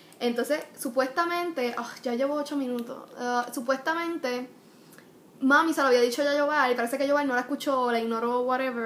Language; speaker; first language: Spanish; early bilingual, heritage; Spanish